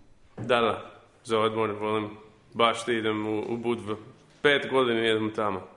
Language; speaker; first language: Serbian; early bilingual, heritage; English